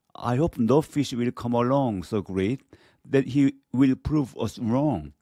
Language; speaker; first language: English; non-native, fluent; Korean